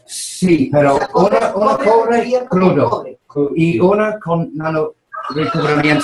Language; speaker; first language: Spanish; non-native, learner; English